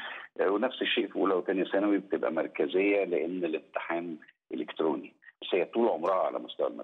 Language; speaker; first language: Arabic; native; Arabic